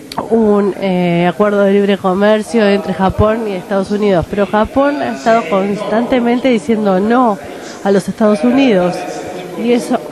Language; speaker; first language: Spanish; non-native, fluent; Japanese